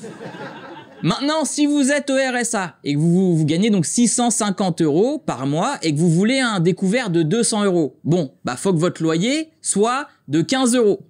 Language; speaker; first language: French; native; French